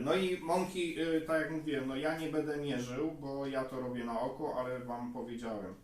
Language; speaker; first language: Polish; native; Polish